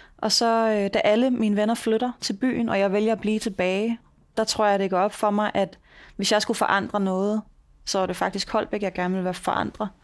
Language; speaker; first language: Danish; native; Danish